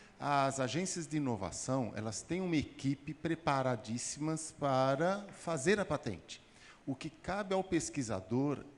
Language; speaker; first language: Portuguese; native; Portuguese